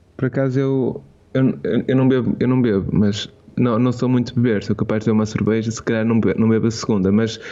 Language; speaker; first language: Portuguese; native; Portuguese